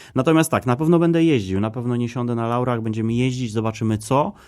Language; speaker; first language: Polish; native; Polish